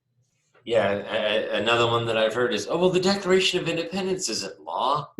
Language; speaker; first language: English; native; English